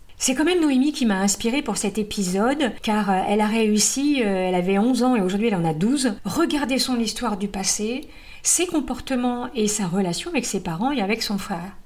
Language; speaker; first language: French; native; French